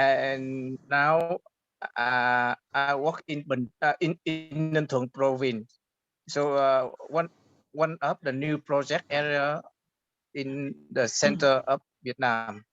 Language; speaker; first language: English; non-native, fluent; Vietnamese